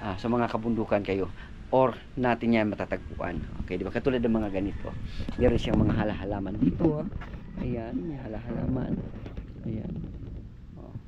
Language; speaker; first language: Filipino; native; Filipino